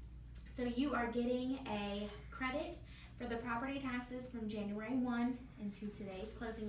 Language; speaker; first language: English; native; English